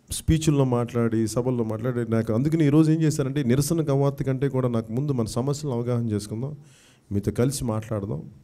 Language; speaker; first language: Telugu; native; Telugu